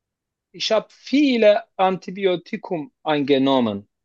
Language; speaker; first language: German; non-native, learner; Turkish